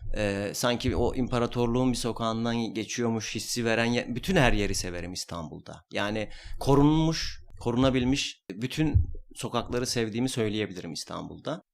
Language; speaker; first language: Turkish; non-native, local second language; Kurdish